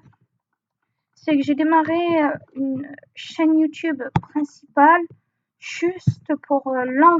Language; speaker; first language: French; native; French